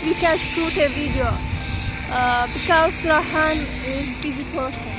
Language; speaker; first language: English; non-native, learner; Azerbaijani